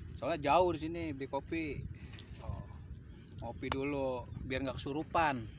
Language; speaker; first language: Indonesian; native; Indonesian